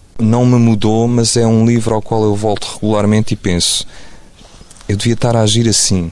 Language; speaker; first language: Portuguese; early bilingual, other home language; French